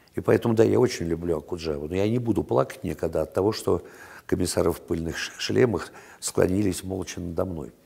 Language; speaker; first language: Russian; native; Russian